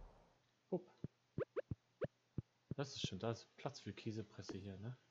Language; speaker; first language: German; native; German